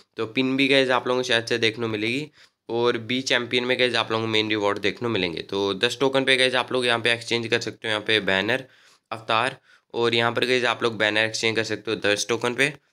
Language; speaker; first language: Hindi; native; Hindi